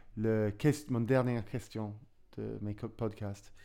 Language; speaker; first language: French; non-native, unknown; English